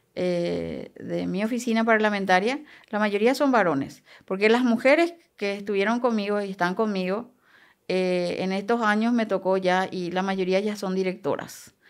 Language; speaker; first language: Spanish; native; Spanish